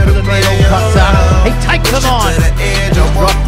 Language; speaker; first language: English; native; English